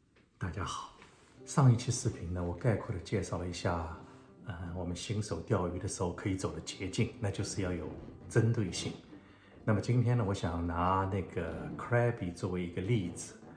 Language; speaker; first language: Chinese; native; Chinese